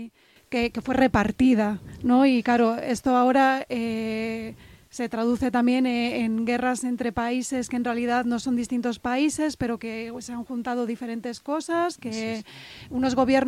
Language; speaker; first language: Spanish; native; Spanish